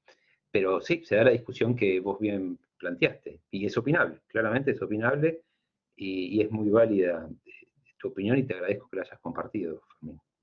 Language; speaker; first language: Spanish; native; Spanish